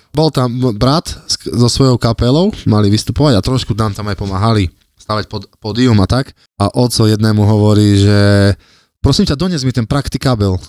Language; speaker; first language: Slovak; native; Slovak